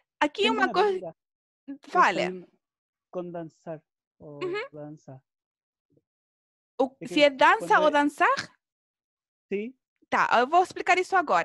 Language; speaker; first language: Portuguese; non-native, fluent; Spanish